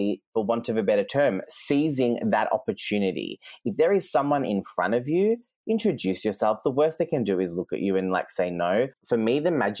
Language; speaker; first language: English; non-native, local second language; Serbian